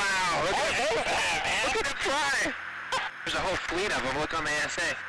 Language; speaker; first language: English; native; English